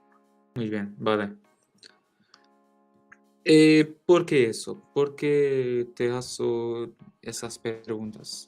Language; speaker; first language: Spanish; non-native, learner; Portuguese